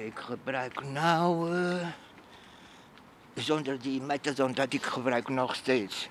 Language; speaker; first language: Dutch; non-native, fluent; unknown